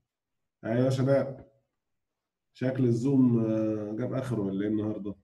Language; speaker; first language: Arabic; native; Arabic